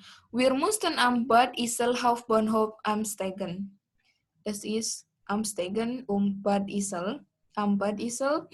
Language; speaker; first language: German; non-native, learner; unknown